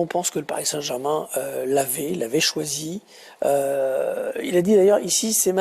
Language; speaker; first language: French; native; French